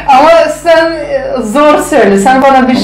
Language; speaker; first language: Turkish; non-native, learner; Russian